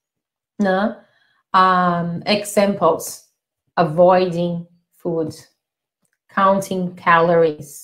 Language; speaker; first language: English; non-native, fluent; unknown